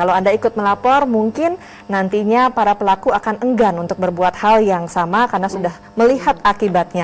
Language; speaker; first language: Indonesian; native; Indonesian